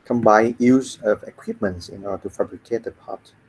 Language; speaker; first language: English; non-native, fluent; Vietnamese